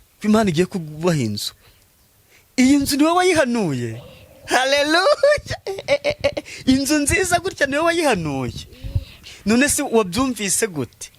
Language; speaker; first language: Kinyarwanda; native; Kinyarwanda